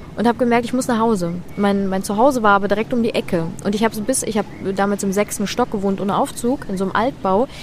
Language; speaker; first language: German; early bilingual, other home language; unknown